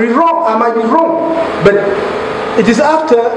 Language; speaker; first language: English; non-native, local second language; French